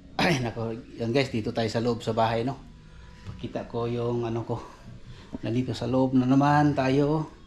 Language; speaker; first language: Filipino; non-native, local second language; Cebuano